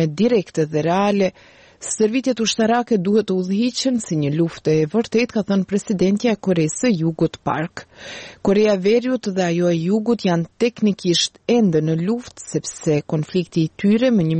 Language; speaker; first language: Albanian; native; Albanian